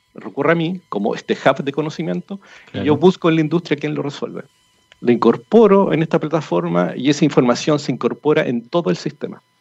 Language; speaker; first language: Spanish; native; Spanish